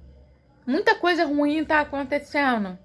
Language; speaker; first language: Portuguese; native; Portuguese